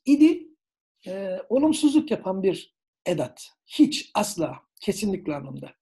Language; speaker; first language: Turkish; native; Turkish